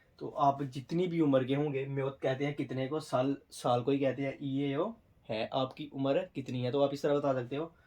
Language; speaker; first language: Urdu; native; Urdu